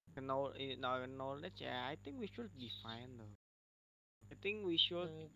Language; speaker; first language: English; non-native, learner; Indonesian